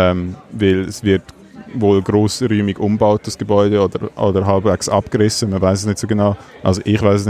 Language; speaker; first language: German; native; German